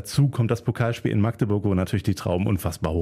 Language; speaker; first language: German; native; German